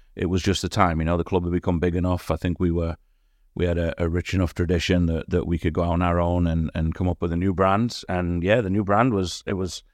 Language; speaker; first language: English; native; English